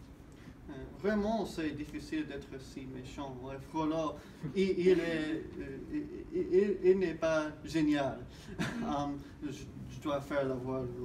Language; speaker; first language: French; non-native, learner; English